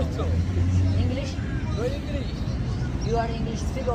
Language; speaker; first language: English; non-native, learner; Tajik